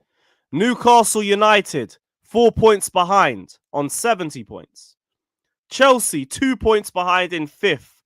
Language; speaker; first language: English; native; English